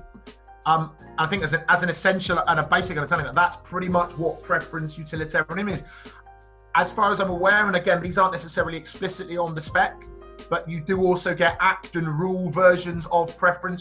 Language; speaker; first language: English; native; English